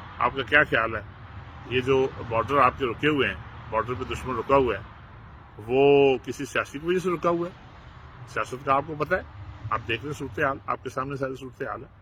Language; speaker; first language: Urdu; non-native, local second language; Punjabi